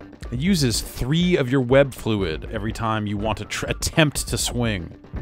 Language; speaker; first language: English; native; English